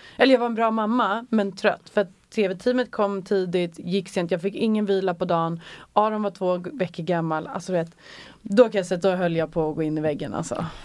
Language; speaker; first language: Swedish; native; Swedish